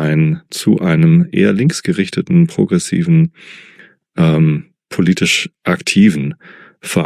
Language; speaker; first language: German; native; German